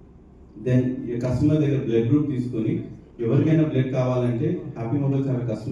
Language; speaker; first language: Telugu; native; Telugu